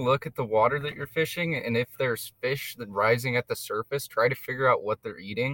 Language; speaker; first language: English; native; English